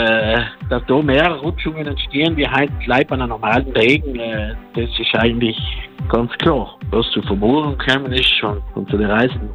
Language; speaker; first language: German; native; German